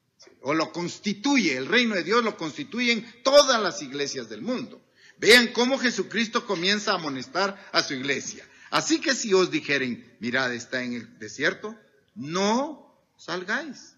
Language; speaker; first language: Spanish; native; Spanish